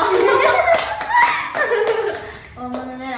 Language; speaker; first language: Japanese; native; Japanese